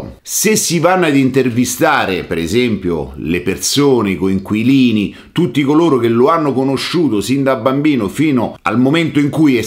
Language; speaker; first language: Italian; native; Italian